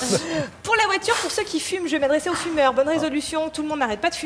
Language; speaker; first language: French; native; French